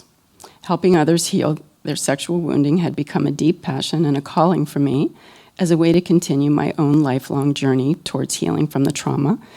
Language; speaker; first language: English; native; English